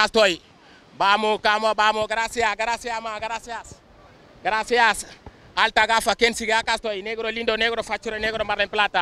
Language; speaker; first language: Spanish; non-native, learner; Wolof